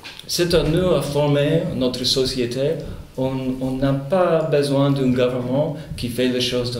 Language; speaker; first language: French; non-native, fluent; Spanish